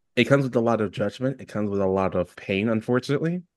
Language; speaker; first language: English; native; English